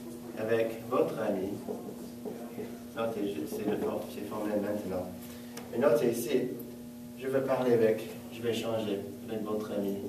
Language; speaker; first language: French; non-native, fluent; English